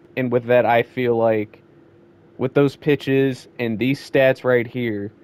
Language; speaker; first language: English; native; English